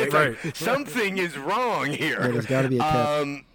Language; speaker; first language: English; native; English